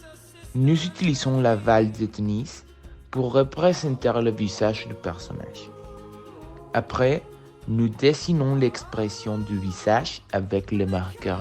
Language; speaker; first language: French; non-native, learner; Spanish